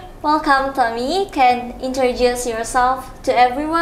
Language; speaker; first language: English; non-native, local second language; Indonesian